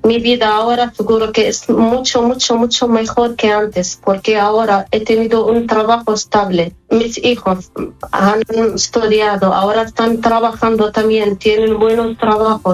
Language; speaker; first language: Spanish; non-native, fluent; Arabic